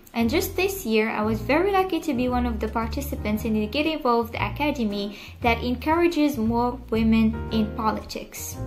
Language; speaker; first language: English; non-native, fluent; Arabic